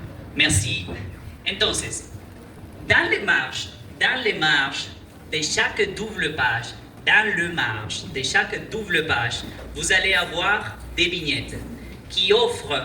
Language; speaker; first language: French; non-native, fluent; Spanish